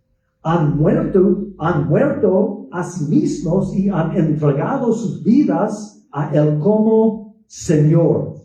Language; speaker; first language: Spanish; non-native, fluent; English